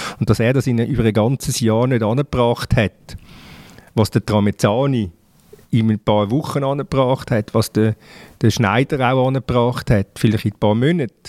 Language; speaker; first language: German; native; German